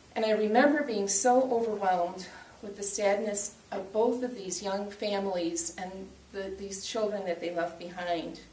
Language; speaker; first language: English; native; English